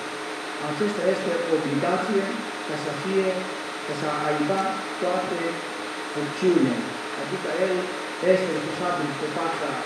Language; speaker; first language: Romanian; non-native, learner; Greek